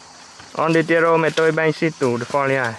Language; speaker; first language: Portuguese; non-native, learner; Vietnamese